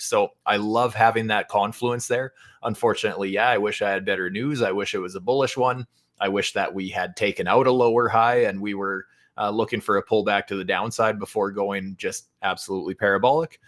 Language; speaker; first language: English; native; English